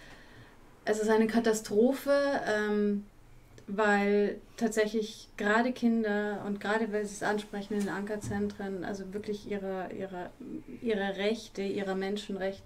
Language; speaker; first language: German; native; German